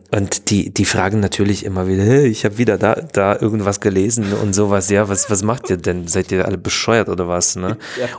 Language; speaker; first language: German; non-native, fluent; Polish